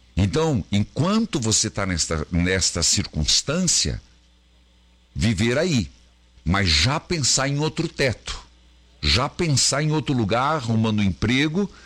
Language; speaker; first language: Portuguese; native; Portuguese